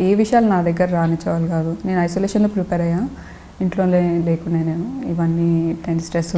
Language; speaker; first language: Telugu; non-native, local second language; Lambadi